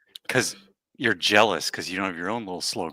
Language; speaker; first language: English; native; English